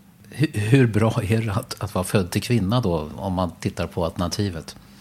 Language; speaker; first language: Swedish; native; Swedish